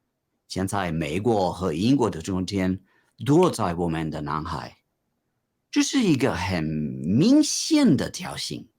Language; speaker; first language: Chinese; non-native, fluent; English